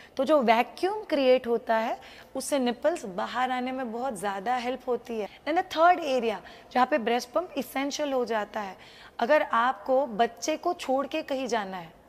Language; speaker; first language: Hindi; non-native, local second language; Marathi